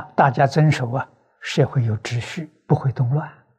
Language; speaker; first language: Chinese; native; Chinese